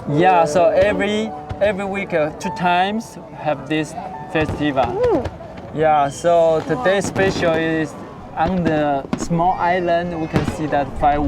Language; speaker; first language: English; non-native, learner; Chinese